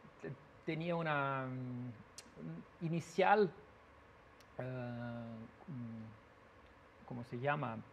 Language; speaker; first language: Spanish; non-native, learner; Portuguese